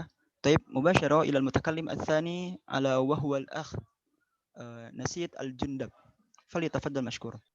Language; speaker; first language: Arabic; non-native, learner; Indonesian